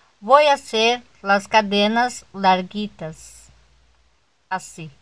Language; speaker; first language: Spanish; non-native, learner; Portuguese